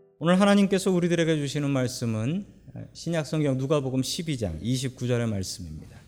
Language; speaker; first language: Korean; native; Korean